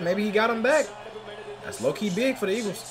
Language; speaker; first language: English; native; English